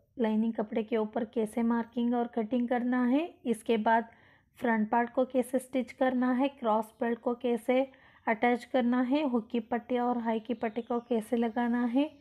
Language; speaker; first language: Hindi; non-native, local second language; Kannada